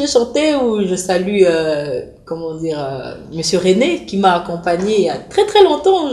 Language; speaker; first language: French; non-native, local second language; Lingala